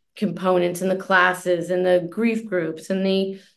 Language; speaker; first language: English; native; English